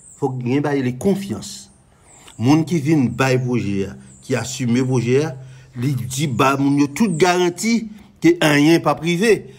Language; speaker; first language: French; non-native, local second language; Haitian Creole